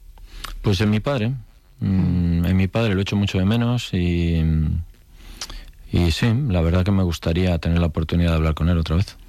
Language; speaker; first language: Spanish; native; Spanish